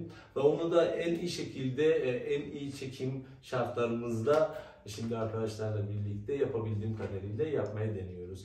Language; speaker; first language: Turkish; non-native, fluent; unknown